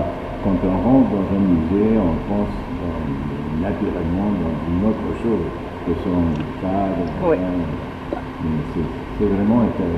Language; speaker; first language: French; non-native, fluent; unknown